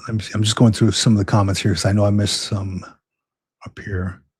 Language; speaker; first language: English; native; English